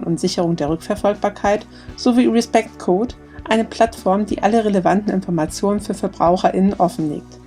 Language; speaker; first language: German; native; German